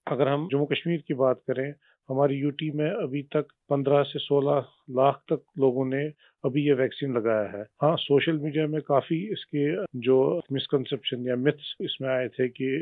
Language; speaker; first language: Hindi; non-native, local second language; Kashmiri